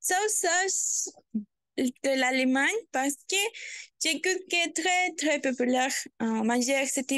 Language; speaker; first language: French; non-native, learner; Spanish